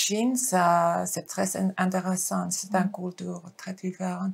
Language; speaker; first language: French; non-native, fluent; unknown